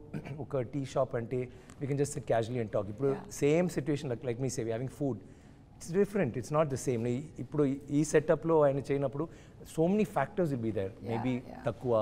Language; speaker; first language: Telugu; non-native, learner; Tamil